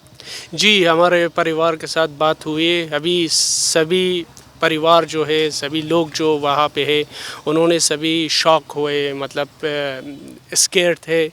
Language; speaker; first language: Hindi; non-native, fluent; Persian